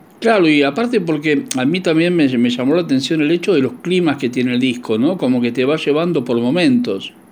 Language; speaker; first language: Spanish; native; Spanish